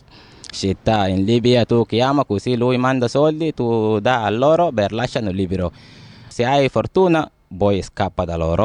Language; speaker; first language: Italian; non-native, learner; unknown